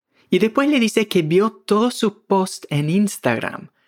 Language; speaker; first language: Spanish; native; Spanish